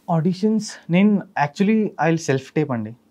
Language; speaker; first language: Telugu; non-native, fluent; Malayalam